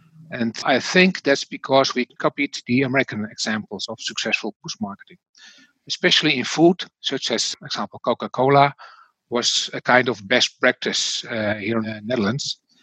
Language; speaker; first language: English; non-native, fluent; Dutch